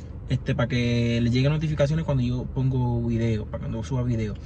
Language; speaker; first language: Spanish; early bilingual, heritage; Spanish